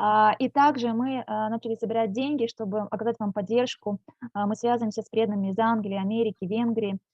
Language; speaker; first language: Russian; native; Russian